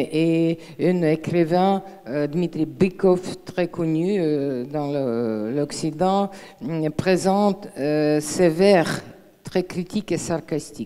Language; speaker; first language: French; non-native, fluent; Russian